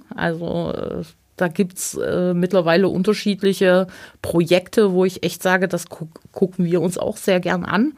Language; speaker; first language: German; native; German